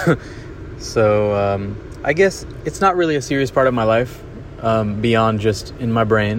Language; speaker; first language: English; non-native, local second language; Hindi